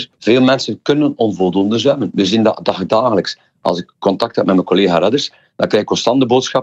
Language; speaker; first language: Dutch; native; Dutch